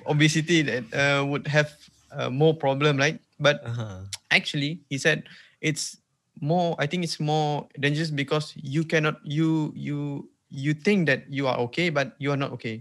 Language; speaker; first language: English; non-native, local second language; Malay